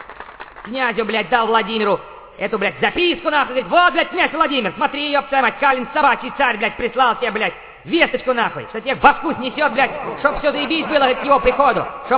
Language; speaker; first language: Russian; native; Russian